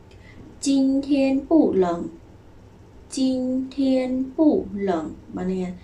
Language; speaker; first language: Chinese; non-native, fluent; Khmer